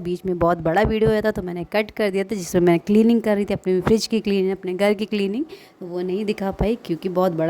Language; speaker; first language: Hindi; native; Hindi